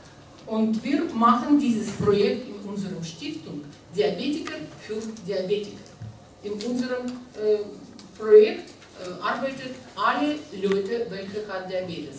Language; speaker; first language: German; non-native, learner; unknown